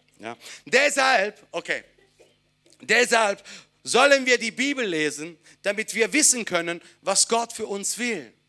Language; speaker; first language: German; non-native, fluent; Italian